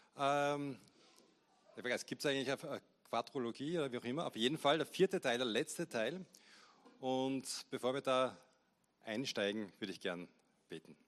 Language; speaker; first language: German; native; German